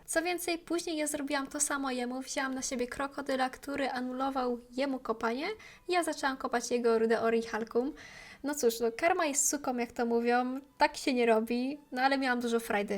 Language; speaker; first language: Polish; native; Polish